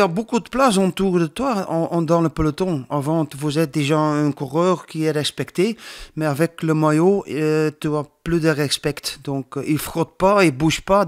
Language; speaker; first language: French; non-native, learner; Dutch